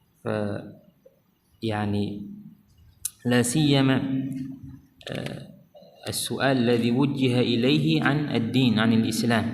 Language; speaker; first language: Arabic; non-native, fluent; Malay